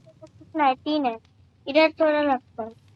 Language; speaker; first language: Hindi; non-native, local second language; Bangla